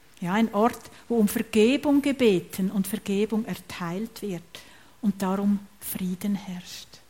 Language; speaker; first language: German; native; German